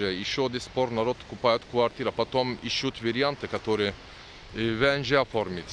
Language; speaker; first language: Russian; non-native, learner; Turkish